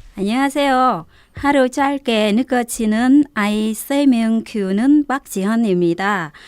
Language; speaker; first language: Korean; non-native, fluent; Vietnamese